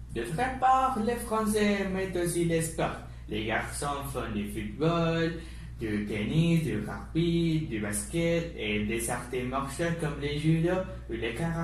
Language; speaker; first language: French; non-native, learner; Spanish